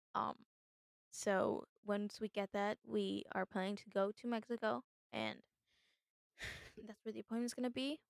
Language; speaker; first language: English; native; English